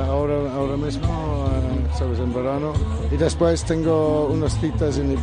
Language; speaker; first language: Spanish; non-native, fluent; English